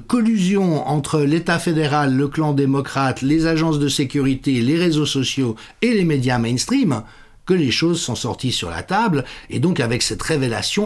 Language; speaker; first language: French; native; French